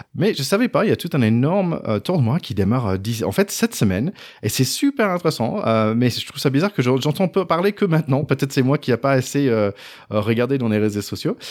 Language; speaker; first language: French; non-native, fluent; English